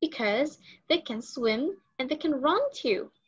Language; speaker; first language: English; non-native, learner; Vietnamese